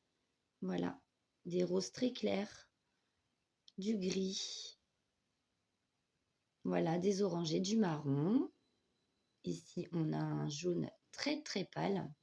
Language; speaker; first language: French; native; French